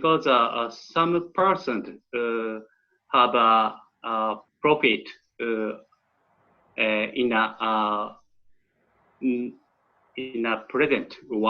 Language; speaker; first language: English; non-native, learner; Japanese